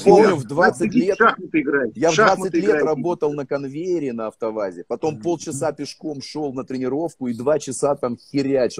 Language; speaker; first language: Russian; native; Russian